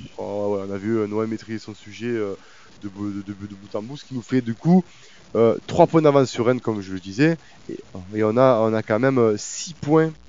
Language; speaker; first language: French; native; French